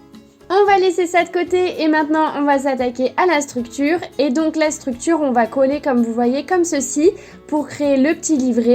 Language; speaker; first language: French; native; French